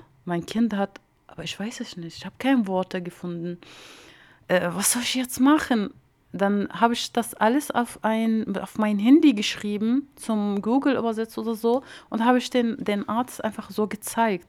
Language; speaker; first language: German; non-native, learner; Arabic